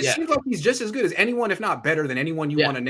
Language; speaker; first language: English; native; English